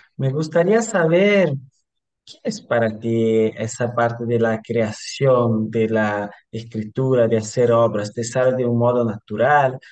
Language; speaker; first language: Spanish; non-native, fluent; Portuguese